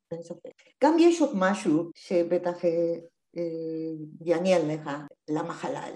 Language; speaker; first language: Hebrew; non-native, fluent; Spanish